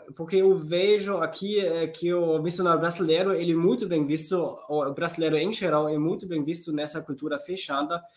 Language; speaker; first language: Portuguese; non-native, fluent; German